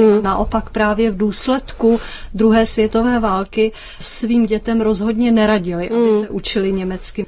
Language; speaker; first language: Czech; native; Czech